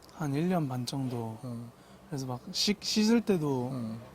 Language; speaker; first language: Korean; native; Korean